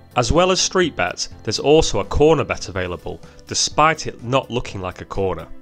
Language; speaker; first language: English; native; English